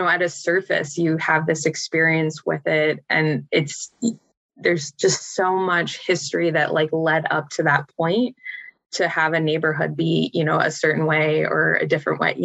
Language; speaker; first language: English; native; English